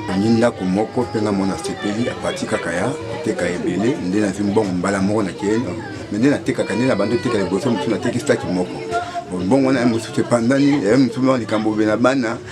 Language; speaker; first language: Lingala; native; Lingala